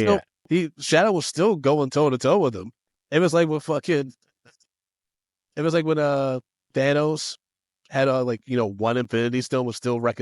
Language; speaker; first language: English; native; English